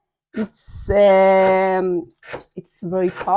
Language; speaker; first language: English; non-native, learner; Persian